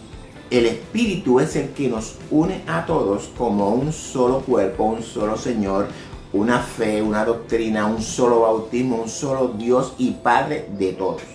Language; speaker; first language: Spanish; native; Spanish